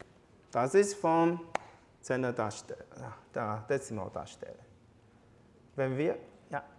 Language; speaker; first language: German; non-native, fluent; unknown